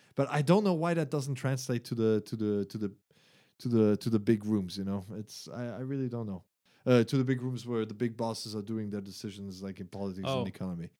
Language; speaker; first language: English; non-native, fluent; German